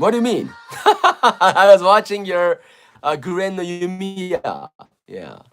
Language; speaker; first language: English; non-native, fluent; Japanese